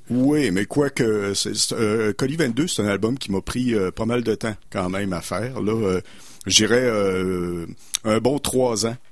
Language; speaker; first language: French; native; French